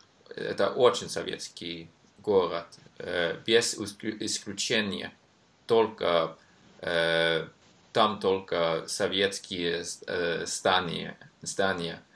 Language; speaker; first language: Russian; non-native, learner; Norwegian